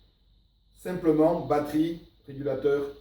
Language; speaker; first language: French; native; French